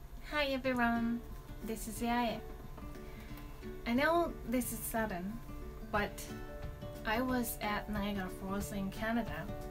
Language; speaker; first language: English; non-native, fluent; Japanese